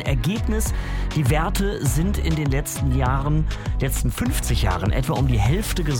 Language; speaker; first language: German; native; German